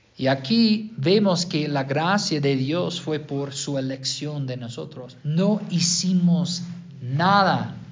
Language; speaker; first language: Spanish; non-native, fluent; English